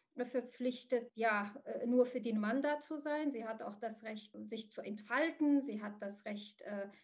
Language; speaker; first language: German; early bilingual, other home language; Arabic